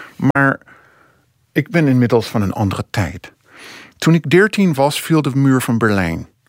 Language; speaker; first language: Dutch; non-native, fluent; English